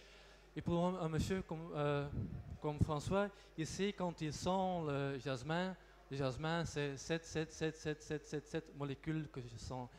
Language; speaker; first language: French; non-native, local second language; Dutch